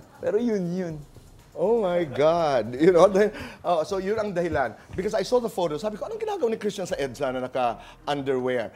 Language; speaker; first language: Filipino; non-native, local second language; Waray